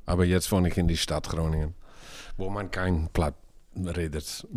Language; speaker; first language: German; non-native, learner; Dutch